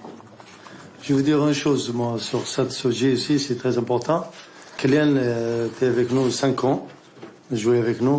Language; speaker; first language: French; non-native, learner; Arabic